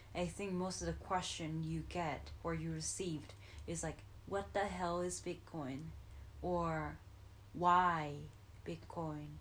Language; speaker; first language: English; non-native, fluent; Japanese